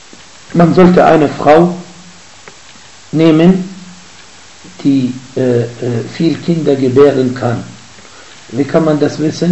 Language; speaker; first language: German; non-native, fluent; Arabic